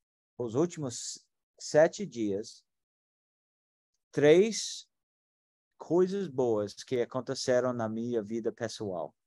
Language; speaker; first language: Portuguese; non-native, fluent; English